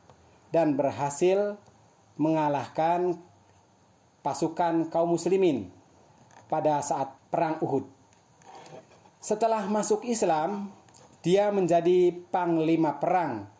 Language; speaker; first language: Indonesian; native; Indonesian